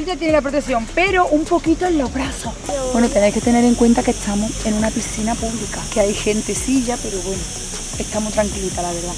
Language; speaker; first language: Spanish; native; Spanish